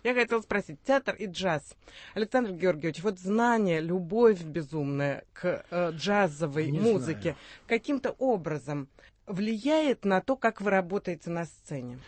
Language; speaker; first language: Russian; native; Russian